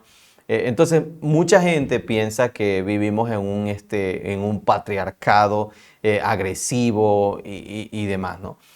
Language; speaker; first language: Spanish; native; Spanish